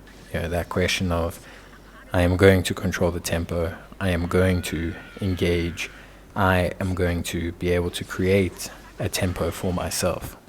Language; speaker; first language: English; native; English